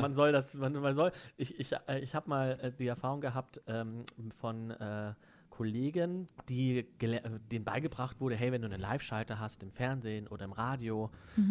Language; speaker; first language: German; native; German